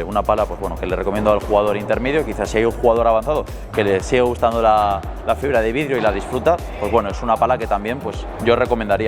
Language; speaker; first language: Spanish; native; Spanish